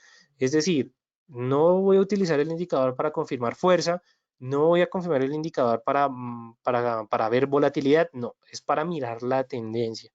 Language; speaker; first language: Spanish; native; Spanish